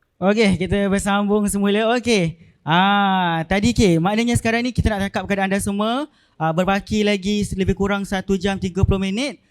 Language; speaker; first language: Malay; native; Malay